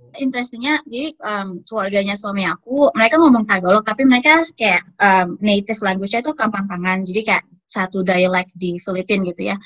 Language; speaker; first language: Indonesian; native; Indonesian